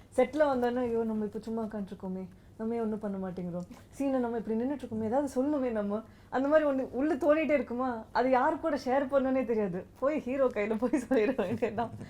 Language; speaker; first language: Tamil; non-native, local second language; Badaga